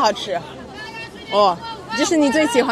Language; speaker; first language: Chinese; non-native, fluent; English